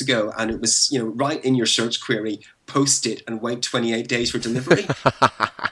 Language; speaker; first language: English; native; English